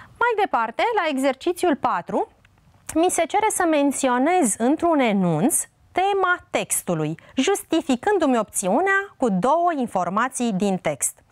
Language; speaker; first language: Romanian; native; Romanian